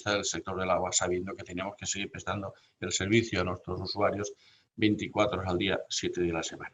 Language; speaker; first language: Spanish; native; Spanish